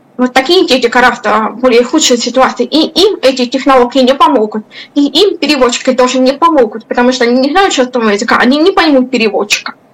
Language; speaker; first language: Russian; non-native, local second language; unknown